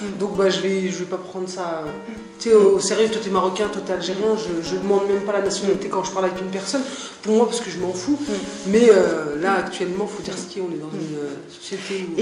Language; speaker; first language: French; early bilingual, other home language; Arabic